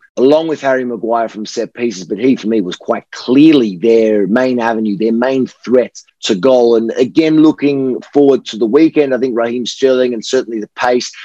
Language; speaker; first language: English; native; English